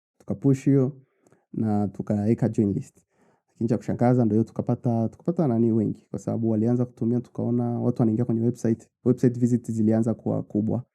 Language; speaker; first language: Swahili; native; Swahili